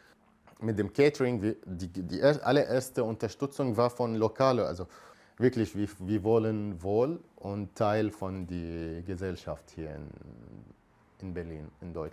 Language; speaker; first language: German; non-native, fluent; Arabic